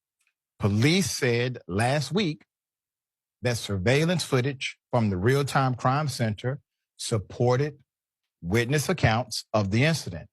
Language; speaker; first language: English; native; English